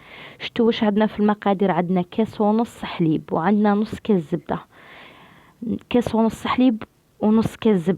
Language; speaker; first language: Arabic; native; Arabic